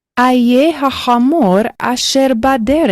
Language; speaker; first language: Hebrew; non-native, learner; English